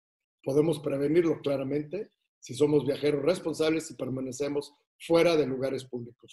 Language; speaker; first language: Spanish; native; Spanish